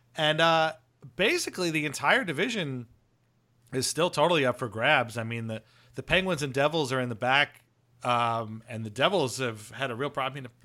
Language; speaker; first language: English; native; English